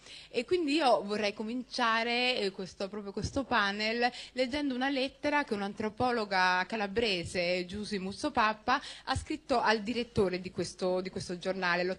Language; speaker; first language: Italian; early bilingual, other home language; Somali